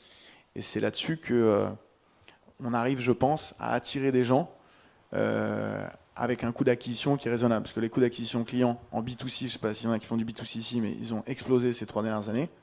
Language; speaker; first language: French; native; French